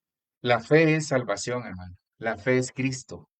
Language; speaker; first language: Spanish; native; Spanish